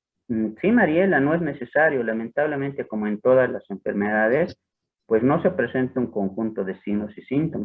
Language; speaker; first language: Spanish; native; Spanish